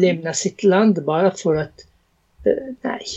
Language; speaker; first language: Swedish; non-native, fluent; Arabic